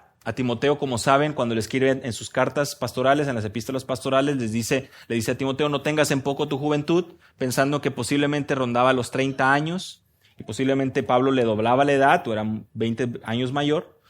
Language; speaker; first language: Spanish; native; Spanish